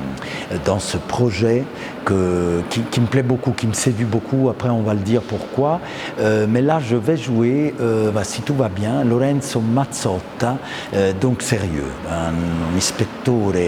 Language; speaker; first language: French; non-native, fluent; Italian